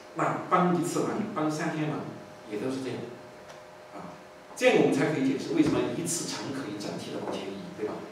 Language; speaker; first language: Chinese; native; Chinese